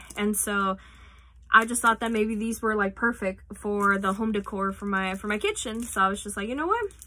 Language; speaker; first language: English; native; English